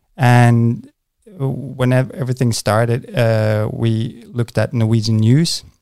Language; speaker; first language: English; non-native, fluent; Norwegian